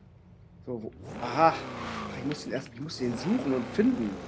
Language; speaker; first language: German; native; German